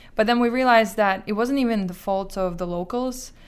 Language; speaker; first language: English; non-native, fluent; Azerbaijani